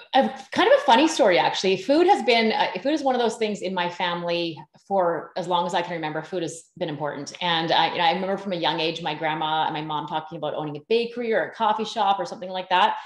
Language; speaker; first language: English; native; English